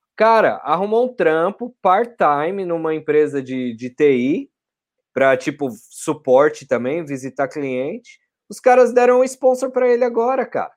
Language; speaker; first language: Portuguese; native; Portuguese